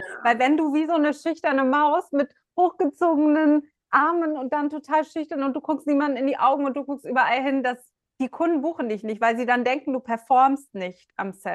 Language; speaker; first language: German; native; German